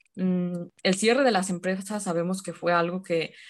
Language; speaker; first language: Spanish; native; Spanish